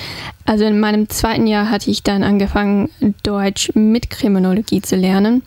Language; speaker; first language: German; non-native, fluent; English